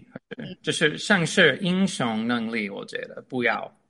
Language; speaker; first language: Chinese; non-native, fluent; English